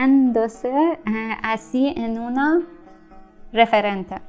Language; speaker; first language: Spanish; non-native, fluent; Persian